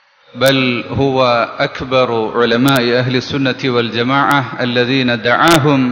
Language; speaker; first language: Arabic; non-native, fluent; Malayalam